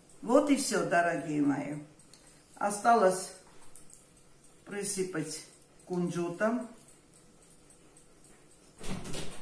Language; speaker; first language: Russian; non-native, fluent; Armenian